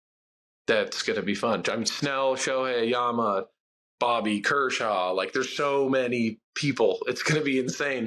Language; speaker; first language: English; native; English